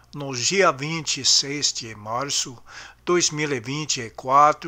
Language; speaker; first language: Portuguese; non-native, learner; English